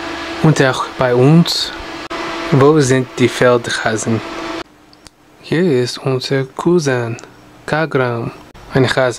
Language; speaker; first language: German; non-native, learner; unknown